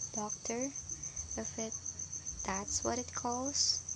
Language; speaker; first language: English; non-native, local second language; Filipino